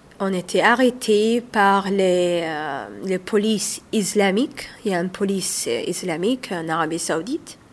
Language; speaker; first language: French; non-native, learner; Somali